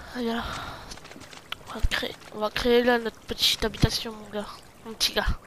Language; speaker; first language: French; native; French